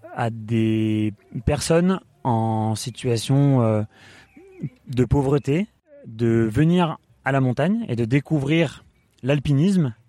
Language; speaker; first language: French; native; French